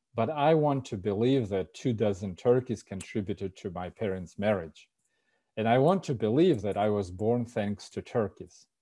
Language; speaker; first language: English; non-native, fluent; Russian